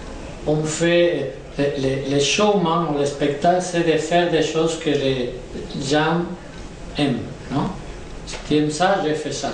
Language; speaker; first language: French; non-native, learner; Spanish